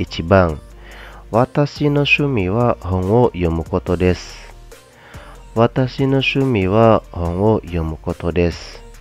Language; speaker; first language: Japanese; non-native, fluent; Indonesian